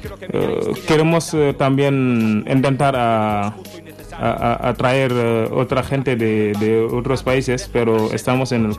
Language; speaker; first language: Spanish; non-native, learner; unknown